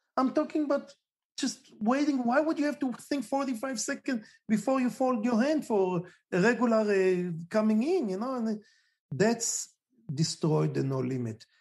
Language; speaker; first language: English; non-native, fluent; Hebrew